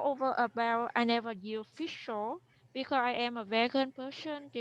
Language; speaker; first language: English; non-native, learner; Vietnamese